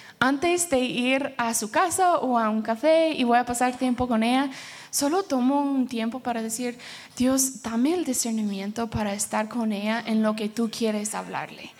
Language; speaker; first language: Spanish; early bilingual, heritage; Spanish